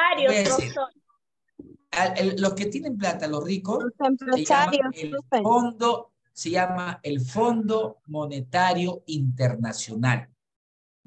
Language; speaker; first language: Spanish; native; Spanish